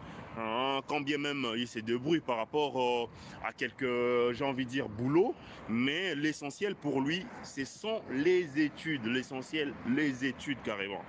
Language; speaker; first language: French; non-native, local second language; Lingala